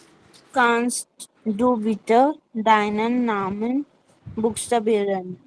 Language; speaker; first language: German; non-native, learner; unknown